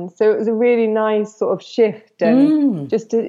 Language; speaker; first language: English; native; English